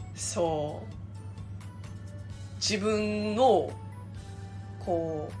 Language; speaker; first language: Japanese; native; Japanese